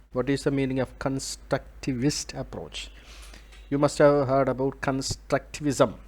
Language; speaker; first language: English; non-native, local second language; Malayalam